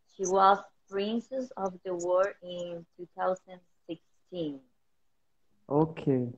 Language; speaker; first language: English; non-native, learner; Spanish